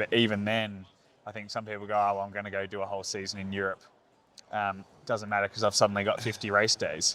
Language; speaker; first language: English; native; English